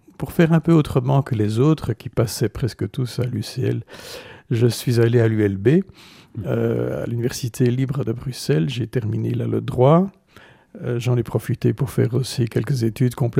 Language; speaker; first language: French; native; French